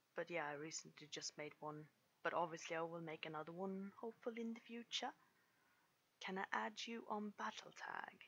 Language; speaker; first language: English; non-native, fluent; Swedish